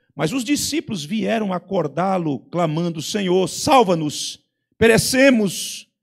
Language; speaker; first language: Portuguese; native; Portuguese